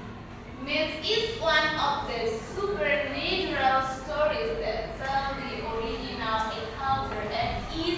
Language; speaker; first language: English; non-native, learner; Indonesian